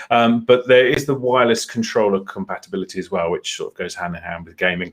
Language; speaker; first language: English; native; English